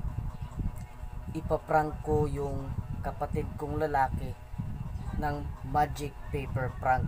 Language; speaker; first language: Filipino; non-native, local second language; Cebuano